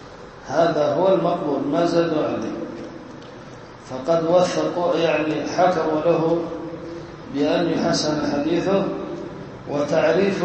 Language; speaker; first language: Arabic; native; Arabic